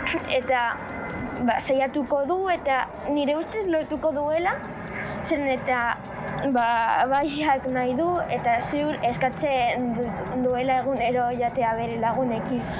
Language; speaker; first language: Basque; non-native, local second language; Spanish